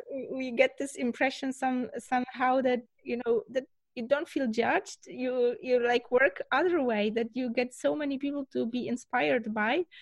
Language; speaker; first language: English; non-native, fluent; Polish